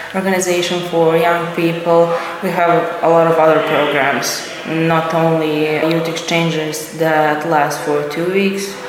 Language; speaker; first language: English; non-native, fluent; Serbian